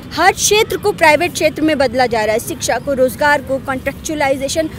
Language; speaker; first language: Hindi; native; Hindi